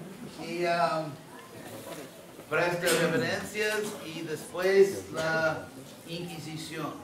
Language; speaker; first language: Spanish; non-native, fluent; English